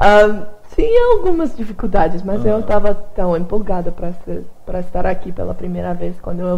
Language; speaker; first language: Portuguese; non-native, fluent; English